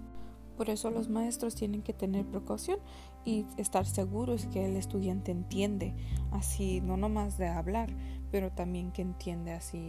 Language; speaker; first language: Spanish; early bilingual, heritage; Spanish